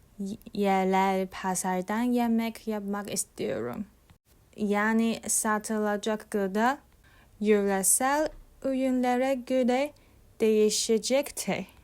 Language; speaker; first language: Turkish; non-native, learner; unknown